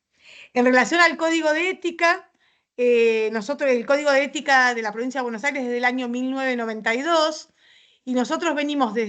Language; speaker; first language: Spanish; native; Spanish